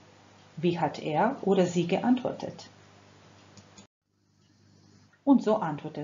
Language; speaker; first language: German; non-native, fluent; Croatian